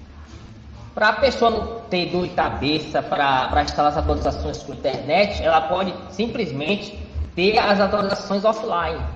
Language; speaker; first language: Portuguese; native; Portuguese